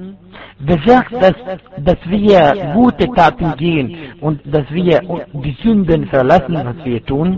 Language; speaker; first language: German; non-native, fluent; Arabic